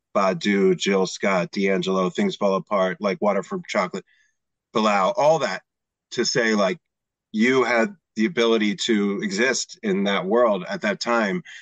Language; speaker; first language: English; native; English